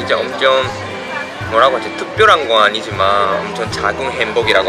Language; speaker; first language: Korean; non-native, learner; Japanese